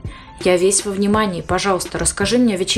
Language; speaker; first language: Russian; native; Russian